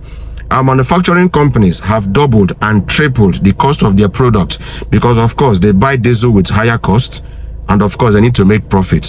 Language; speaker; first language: English; non-native, local second language; Igbo